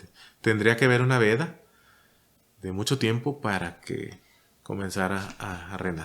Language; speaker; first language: Spanish; native; Spanish